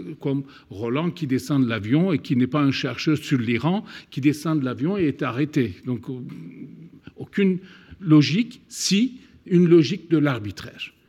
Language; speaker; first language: French; non-native, fluent; Turkish